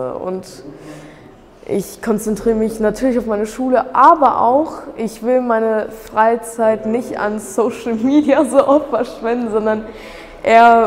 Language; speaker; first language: German; early bilingual, other home language; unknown